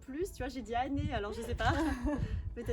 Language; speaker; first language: French; native; French